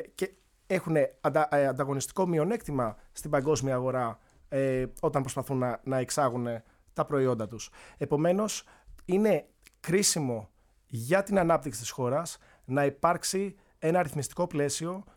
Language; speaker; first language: Greek; native; Greek